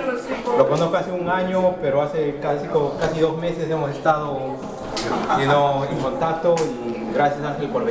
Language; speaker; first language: Spanish; early bilingual, heritage; Spanish